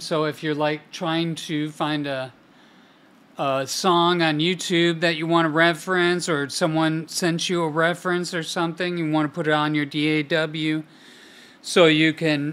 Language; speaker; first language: English; native; English